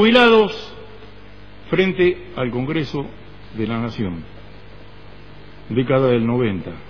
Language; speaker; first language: Spanish; native; Spanish